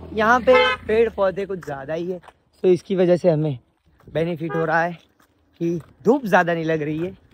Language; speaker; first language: Hindi; non-native, local second language; Gujarati